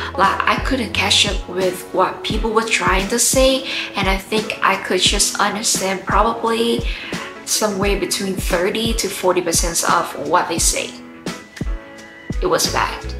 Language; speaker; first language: English; non-native, fluent; Vietnamese